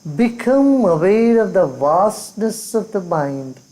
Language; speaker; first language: English; non-native, local second language; Hindi